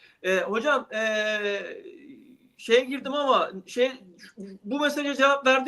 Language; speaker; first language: Turkish; native; Turkish